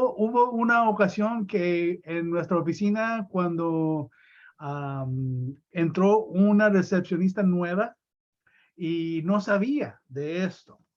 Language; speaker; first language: Spanish; early bilingual, heritage; Spanish